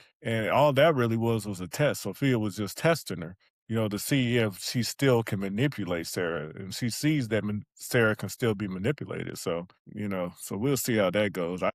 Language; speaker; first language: English; native; English